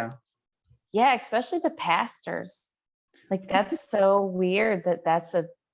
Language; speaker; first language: English; native; English